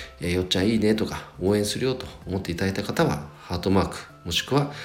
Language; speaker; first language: Japanese; native; Japanese